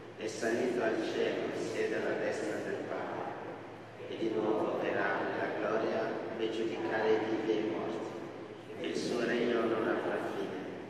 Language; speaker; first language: Italian; non-native, fluent; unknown